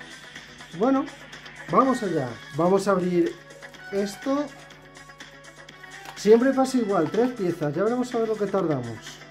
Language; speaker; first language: Spanish; native; Spanish